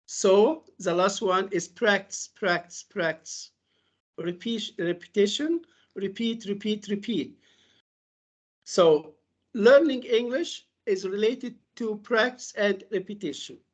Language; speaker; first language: English; non-native, fluent; Arabic